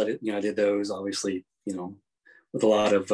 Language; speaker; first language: English; native; English